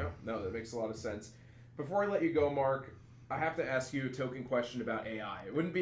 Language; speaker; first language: English; native; English